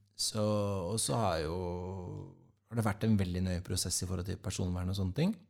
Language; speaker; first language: Norwegian; native; Norwegian